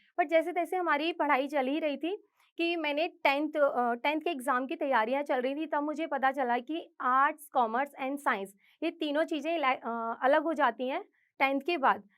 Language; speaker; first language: Hindi; native; Hindi